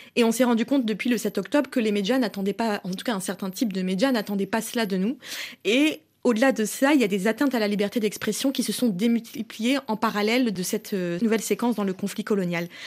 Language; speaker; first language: French; native; French